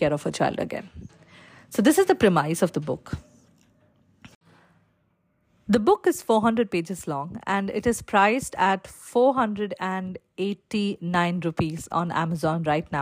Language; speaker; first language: English; non-native, local second language; Malayalam